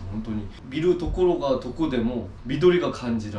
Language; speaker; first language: Japanese; non-native, fluent; Korean